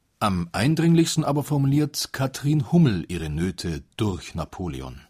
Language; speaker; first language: German; native; German